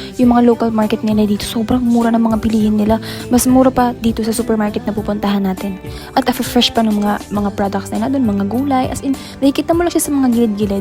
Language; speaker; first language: Filipino; native; Filipino